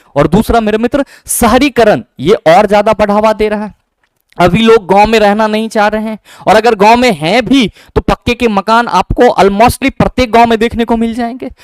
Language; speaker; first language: Hindi; native; Hindi